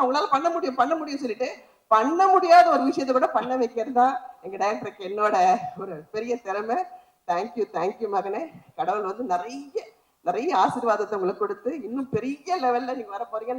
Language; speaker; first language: Tamil; native; Tamil